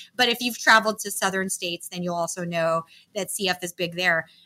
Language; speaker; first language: English; native; English